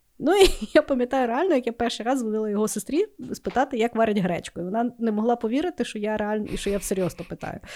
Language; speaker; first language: Ukrainian; native; Ukrainian